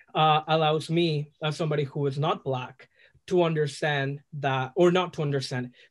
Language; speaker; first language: English; non-native, fluent; Spanish